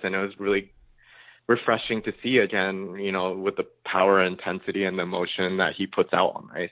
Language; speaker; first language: English; early bilingual, other home language; Japanese